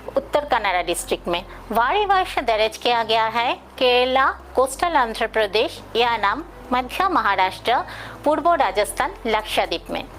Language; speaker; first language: Hindi; non-native, local second language; Bangla